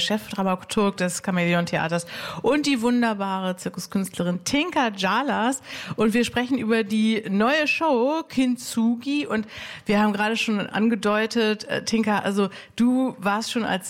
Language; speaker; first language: German; native; German